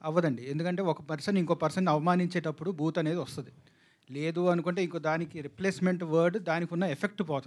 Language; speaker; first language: Telugu; native; Telugu